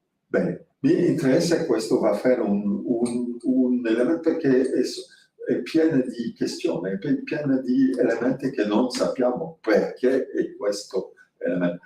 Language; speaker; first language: Italian; non-native, fluent; French